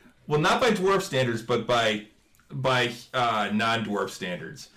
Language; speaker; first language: English; native; English